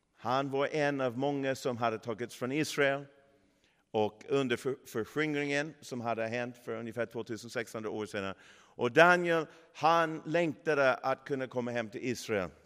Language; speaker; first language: Swedish; non-native, fluent; English